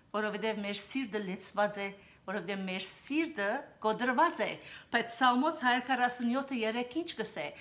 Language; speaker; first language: Armenian; early bilingual, heritage; Armenian